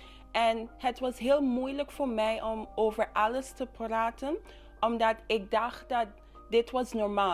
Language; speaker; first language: Dutch; non-native, local second language; English